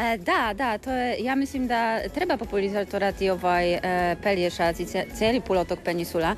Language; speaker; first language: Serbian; non-native, learner; Polish